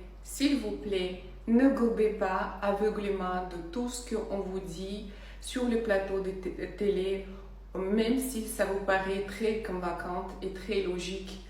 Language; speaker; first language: French; non-native, fluent; Russian